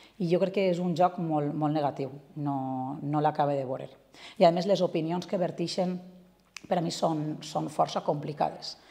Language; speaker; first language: Catalan; native; Catalan